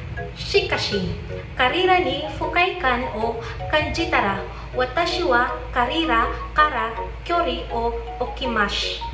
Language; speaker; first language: Japanese; non-native, learner; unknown